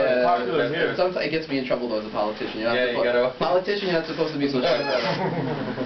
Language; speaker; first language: English; native; English